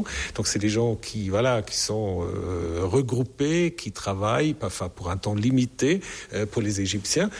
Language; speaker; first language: French; non-native, fluent; German